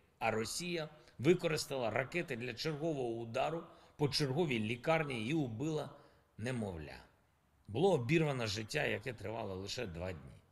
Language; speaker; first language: Ukrainian; non-native, local second language; Russian